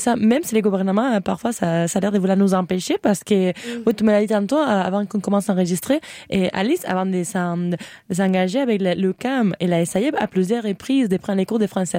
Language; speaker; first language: French; non-native, fluent; Spanish